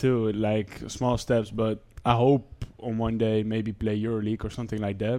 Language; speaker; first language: English; non-native, fluent; Dutch